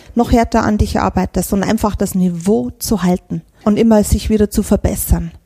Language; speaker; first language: German; native; German